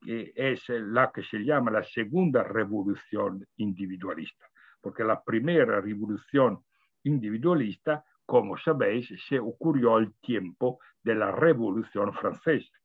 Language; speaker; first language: Spanish; non-native, fluent; Italian